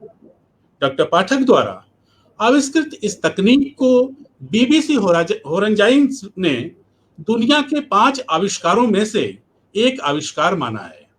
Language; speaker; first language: Hindi; native; Hindi